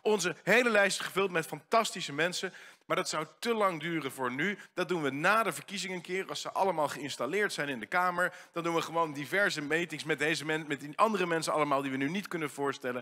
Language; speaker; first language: Dutch; native; Dutch